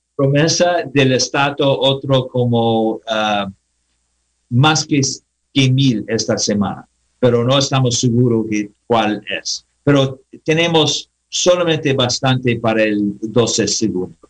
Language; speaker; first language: Spanish; non-native, learner; English